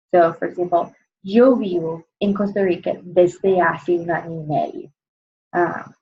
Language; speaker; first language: Spanish; non-native, fluent; English